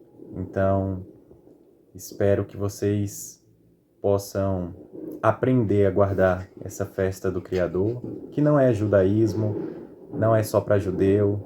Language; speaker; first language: Portuguese; native; Portuguese